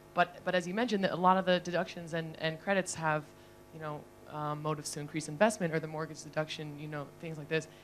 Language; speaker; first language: English; non-native, fluent; Spanish